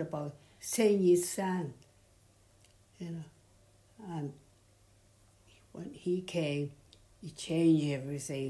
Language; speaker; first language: English; non-native, fluent; Chinese